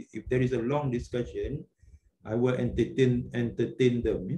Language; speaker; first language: English; non-native, local second language; Malay